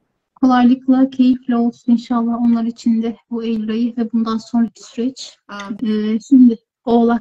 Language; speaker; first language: Turkish; native; Turkish